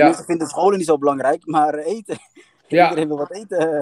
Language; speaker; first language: Dutch; early bilingual, other home language; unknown